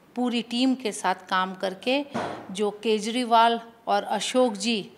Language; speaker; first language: Hindi; native; Hindi